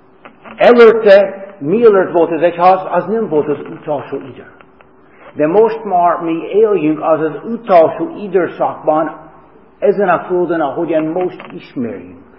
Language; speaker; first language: Hungarian; non-native, fluent; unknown